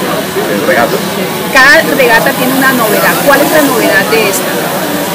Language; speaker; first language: Spanish; native; Spanish